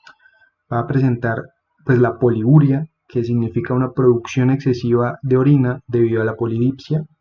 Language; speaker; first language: Spanish; native; Spanish